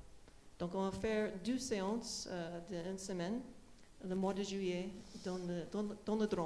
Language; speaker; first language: French; non-native, fluent; English